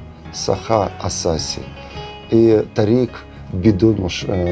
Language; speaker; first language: Arabic; non-native, learner; Russian